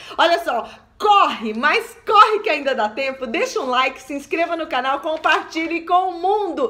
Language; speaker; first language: Portuguese; native; Portuguese